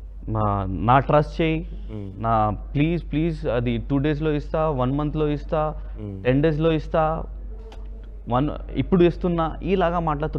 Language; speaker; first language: Telugu; non-native, local second language; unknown